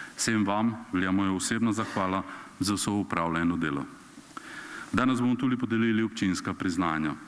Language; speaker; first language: Slovenian; native; Slovenian